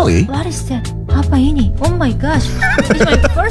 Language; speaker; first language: English; non-native, learner; Korean